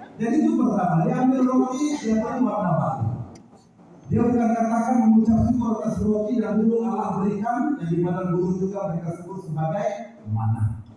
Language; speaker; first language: Indonesian; native; Indonesian